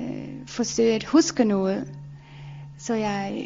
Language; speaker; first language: Danish; non-native, learner; German